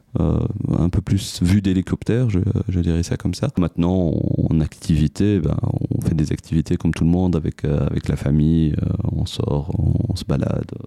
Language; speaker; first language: French; non-native, local second language; Arabic